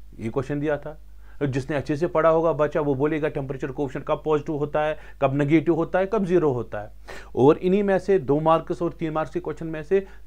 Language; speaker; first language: Hindi; non-native, local second language; Kashmiri